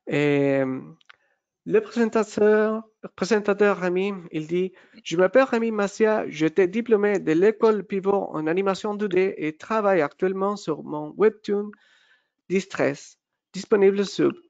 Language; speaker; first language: French; non-native, fluent; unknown